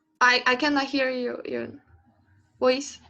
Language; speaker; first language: English; non-native, learner; Korean